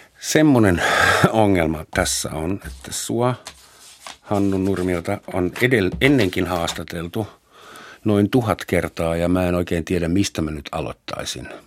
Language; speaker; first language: Finnish; non-native, fluent; German